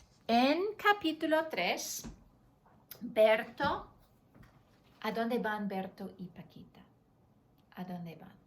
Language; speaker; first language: Spanish; non-native, fluent; English